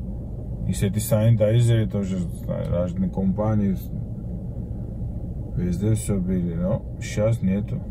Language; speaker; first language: Russian; non-native, fluent; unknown